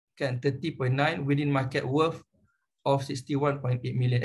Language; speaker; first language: English; non-native, local second language; Malay